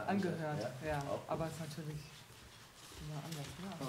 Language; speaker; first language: German; native; German